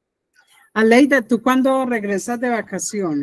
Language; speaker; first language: Spanish; native; Spanish